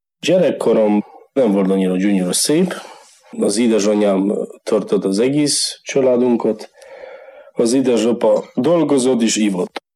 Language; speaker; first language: Hungarian; non-native, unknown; Polish